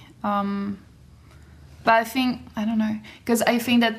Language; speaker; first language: English; non-native, fluent; French